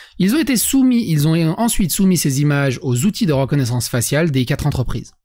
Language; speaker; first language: French; native; French